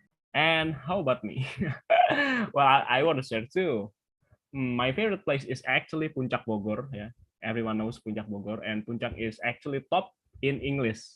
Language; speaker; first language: English; non-native, fluent; Indonesian